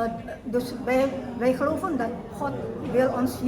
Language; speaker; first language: Dutch; early bilingual, heritage; Indonesian